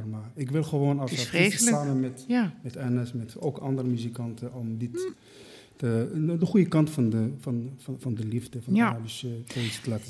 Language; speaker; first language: Dutch; non-native, fluent; Arabic